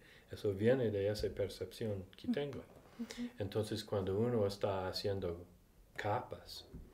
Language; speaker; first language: Spanish; non-native, fluent; English